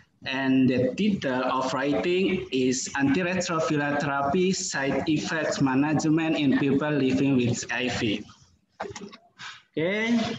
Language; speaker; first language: English; non-native, fluent; Indonesian